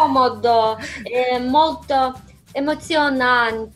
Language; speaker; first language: Italian; non-native, learner; Spanish